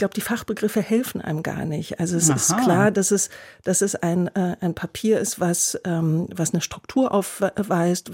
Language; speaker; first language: German; native; German